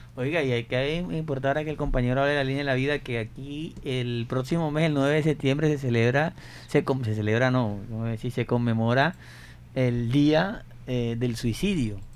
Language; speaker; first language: Spanish; native; Spanish